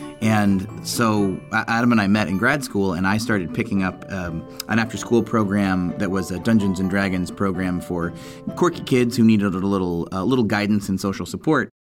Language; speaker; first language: English; native; English